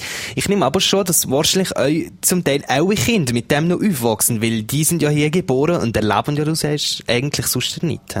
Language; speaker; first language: German; native; German